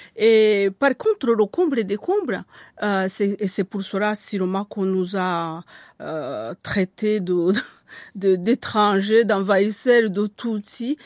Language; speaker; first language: French; non-native, local second language; Kinyarwanda